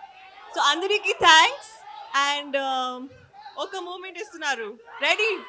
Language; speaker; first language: Telugu; non-native, learner; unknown